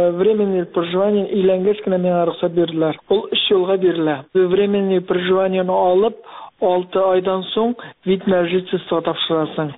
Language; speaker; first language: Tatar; early bilingual, heritage; Tatar